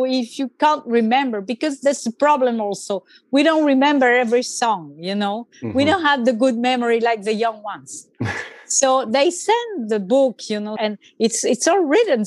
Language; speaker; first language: English; non-native, learner; French